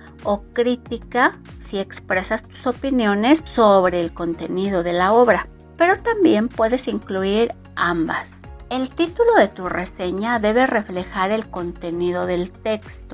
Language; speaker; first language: Spanish; native; Spanish